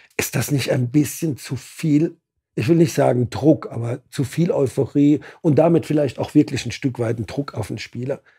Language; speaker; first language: German; native; German